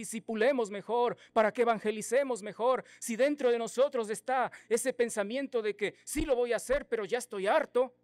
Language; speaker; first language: Spanish; native; Spanish